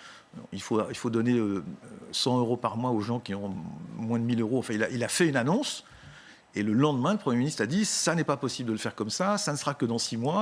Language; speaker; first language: French; native; French